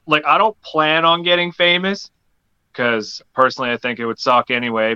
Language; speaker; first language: English; native; English